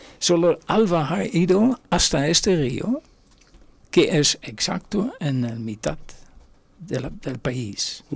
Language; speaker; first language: Spanish; non-native, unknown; Limburgish